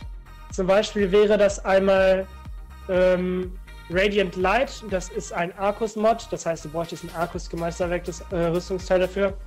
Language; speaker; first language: German; native; German